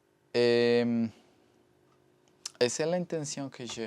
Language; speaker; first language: French; non-native, learner; Spanish